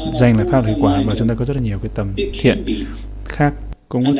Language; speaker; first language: Vietnamese; native; Vietnamese